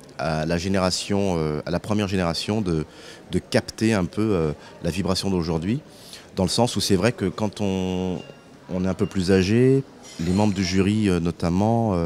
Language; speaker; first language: French; native; French